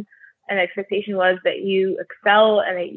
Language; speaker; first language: English; early bilingual, other home language; Russian